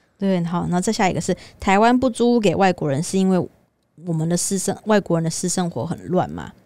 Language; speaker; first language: Chinese; native; Chinese